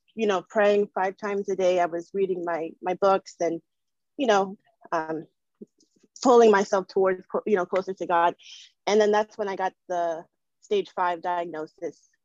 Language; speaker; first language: English; early bilingual, other home language; Wolof